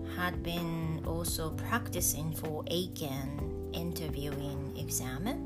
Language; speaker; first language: English; non-native, fluent; Japanese